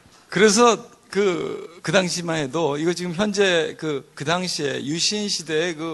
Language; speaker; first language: Korean; native; Korean